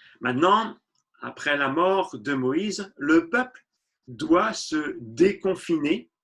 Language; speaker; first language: French; native; French